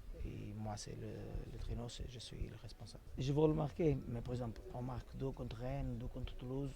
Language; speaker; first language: French; non-native, fluent; Portuguese